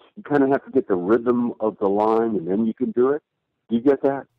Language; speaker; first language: English; native; English